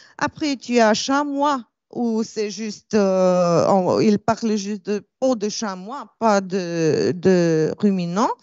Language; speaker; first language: French; non-native, fluent; Romanian